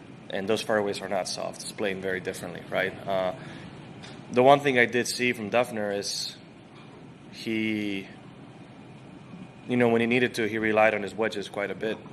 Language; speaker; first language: English; non-native, fluent; Spanish